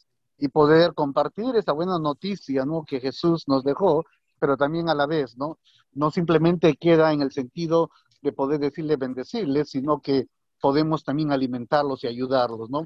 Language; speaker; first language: Spanish; native; Spanish